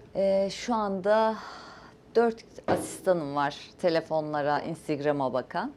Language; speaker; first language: Turkish; native; Turkish